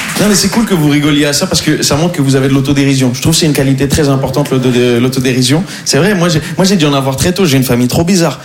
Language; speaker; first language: French; non-native, local second language; Arabic